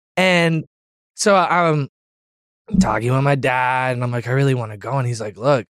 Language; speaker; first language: English; native; English